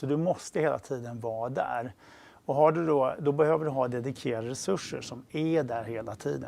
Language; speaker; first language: Swedish; native; Swedish